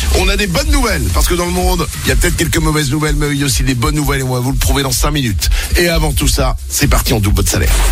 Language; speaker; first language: French; native; French